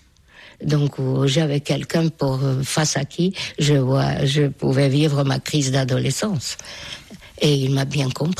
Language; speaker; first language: French; non-native, fluent; Hungarian